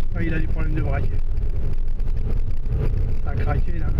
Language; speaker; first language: French; native; French